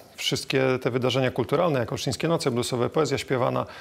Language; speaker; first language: Polish; native; Polish